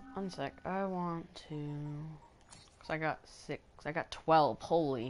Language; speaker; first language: English; native; English